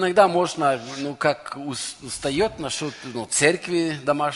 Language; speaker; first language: Russian; non-native, learner; Norwegian